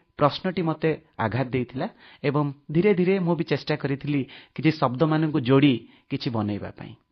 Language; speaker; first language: Odia; native; Odia